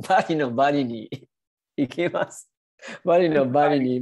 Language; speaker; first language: Japanese; non-native, learner; Filipino